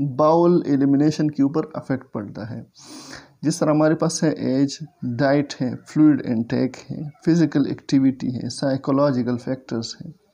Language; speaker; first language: Hindi; native; Hindi